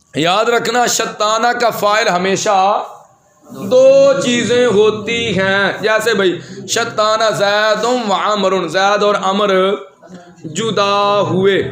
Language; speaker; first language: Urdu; non-native, local second language; Punjabi